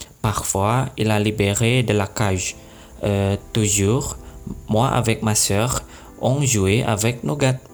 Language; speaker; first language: French; non-native, learner; Indonesian